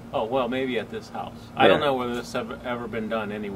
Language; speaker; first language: English; native; English